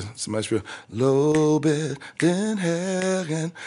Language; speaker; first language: German; non-native, fluent; English